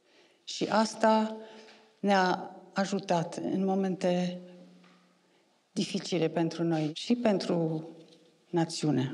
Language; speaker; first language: Romanian; non-native, fluent; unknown